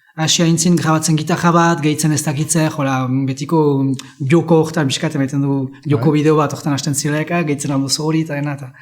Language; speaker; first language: Basque; native; Basque